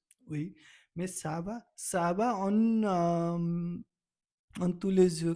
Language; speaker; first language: French; non-native, learner; Nepali